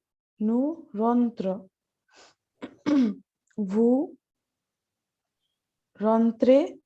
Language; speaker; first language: French; non-native, learner; Bangla